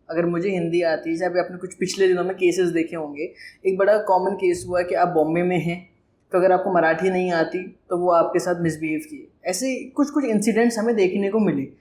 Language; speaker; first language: Hindi; native; Hindi